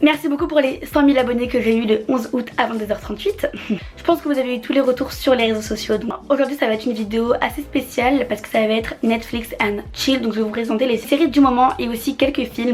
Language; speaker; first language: French; native; French